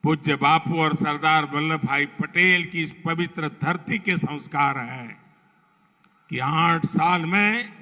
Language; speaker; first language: Hindi; non-native, local second language; Gujarati